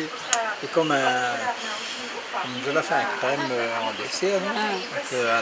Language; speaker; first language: French; native; French